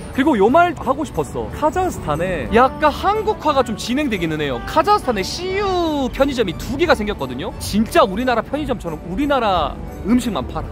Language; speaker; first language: Korean; native; Korean